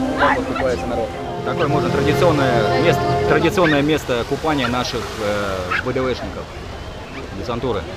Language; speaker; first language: Russian; native; Russian